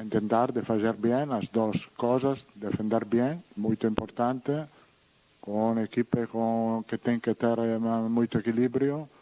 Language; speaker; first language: Portuguese; non-native, learner; Italian